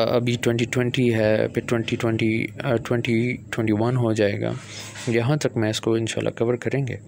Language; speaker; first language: Urdu; early bilingual, other home language; Punjabi